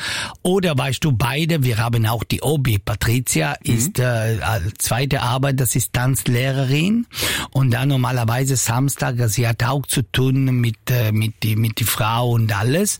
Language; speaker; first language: German; non-native, fluent; Italian